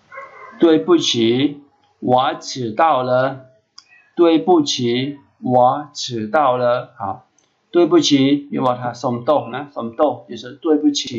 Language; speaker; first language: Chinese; non-native, fluent; Khmer